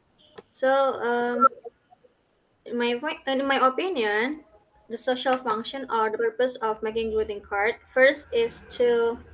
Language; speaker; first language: English; non-native, local second language; Indonesian